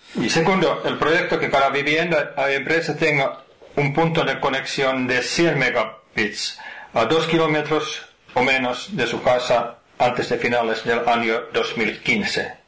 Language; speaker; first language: Spanish; non-native, fluent; Finnish